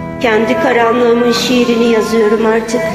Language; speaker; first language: Turkish; native; Turkish